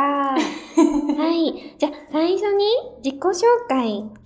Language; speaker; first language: Japanese; native; Japanese